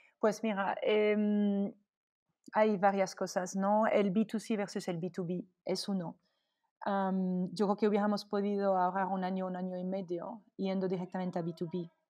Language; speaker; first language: Spanish; non-native, fluent; French